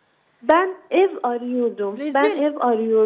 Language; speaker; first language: Turkish; non-native, learner; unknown